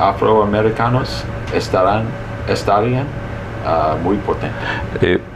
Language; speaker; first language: Spanish; early bilingual, heritage; Spanish